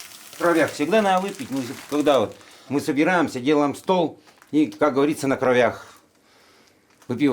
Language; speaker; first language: Russian; native; Russian